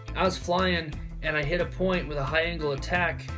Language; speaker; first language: English; native; English